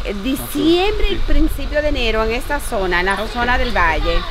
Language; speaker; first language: Spanish; native; Spanish